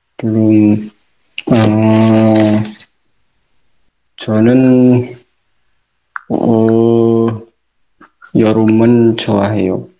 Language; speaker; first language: Korean; non-native, learner; Indonesian